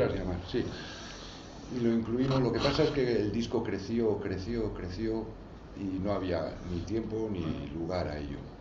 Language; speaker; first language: Spanish; native; Spanish